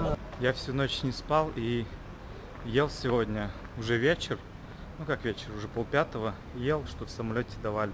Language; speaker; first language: Russian; native; Russian